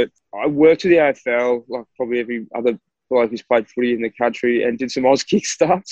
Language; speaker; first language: English; native; English